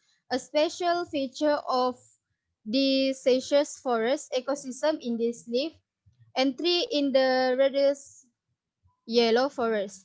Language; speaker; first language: English; non-native, learner; Indonesian